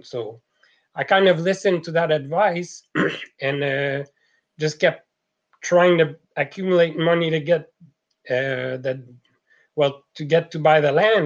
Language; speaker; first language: English; non-native, fluent; French